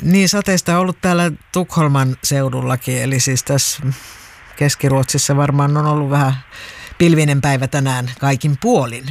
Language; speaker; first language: Finnish; native; Finnish